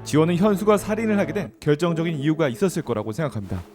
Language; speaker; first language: Korean; native; Korean